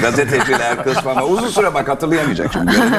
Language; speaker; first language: Turkish; native; Turkish